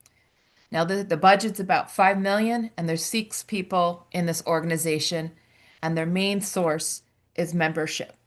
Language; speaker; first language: English; native; English